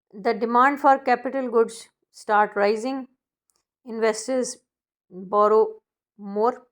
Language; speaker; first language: English; non-native, local second language; Urdu